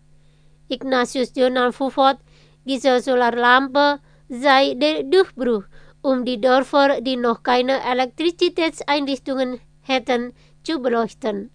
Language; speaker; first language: German; non-native, fluent; Indonesian